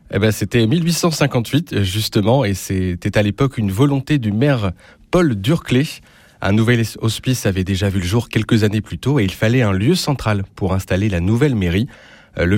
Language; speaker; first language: French; native; French